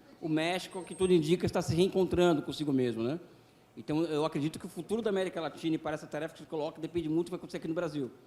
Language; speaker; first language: Portuguese; native; Portuguese